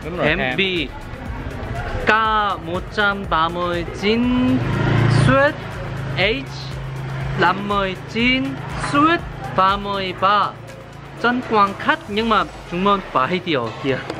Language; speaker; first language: Vietnamese; non-native, learner; Korean